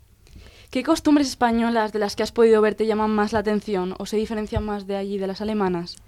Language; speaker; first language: Spanish; native; Spanish